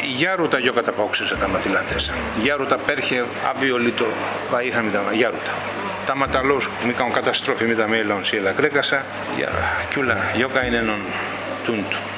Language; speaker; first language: Finnish; non-native, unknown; Greek